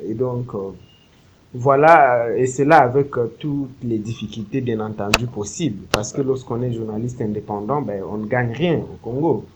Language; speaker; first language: French; non-native, local second language; Swahili